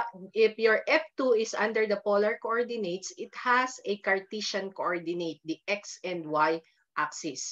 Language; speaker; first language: English; non-native, local second language; Filipino